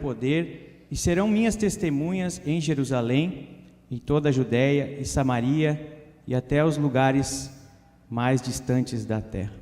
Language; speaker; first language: Portuguese; native; Portuguese